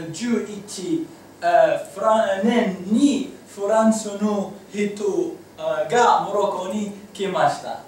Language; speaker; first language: Japanese; non-native, learner; Arabic